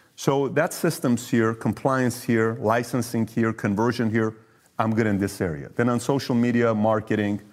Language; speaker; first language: English; early bilingual, other home language; Persian